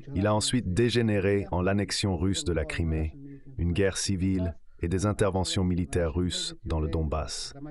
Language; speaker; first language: French; non-native, fluent; Ukrainian